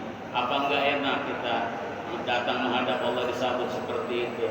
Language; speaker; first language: Indonesian; native; Indonesian